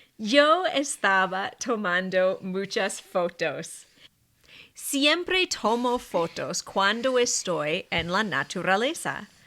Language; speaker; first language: Spanish; non-native, fluent; English